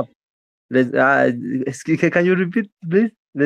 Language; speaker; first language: English; non-native, learner; Spanish